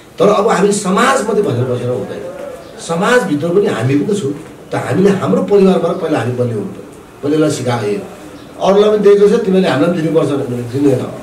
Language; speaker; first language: Nepali; non-native, local second language; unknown